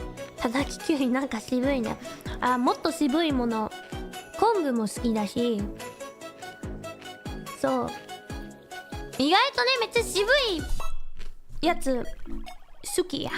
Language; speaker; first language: Japanese; non-native, learner; English